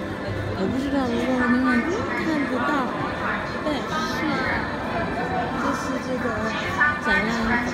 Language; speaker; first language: Chinese; non-native, learner; English